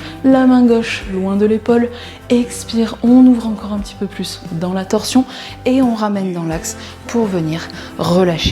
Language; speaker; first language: French; native; French